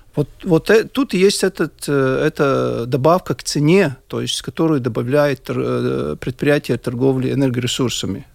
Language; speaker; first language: Russian; non-native, local second language; Latvian